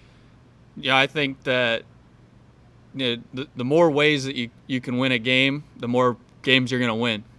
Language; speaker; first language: English; native; English